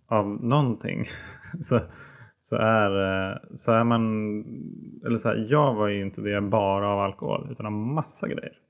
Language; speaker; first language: Swedish; native; Swedish